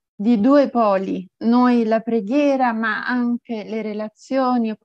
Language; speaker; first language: Italian; native; Italian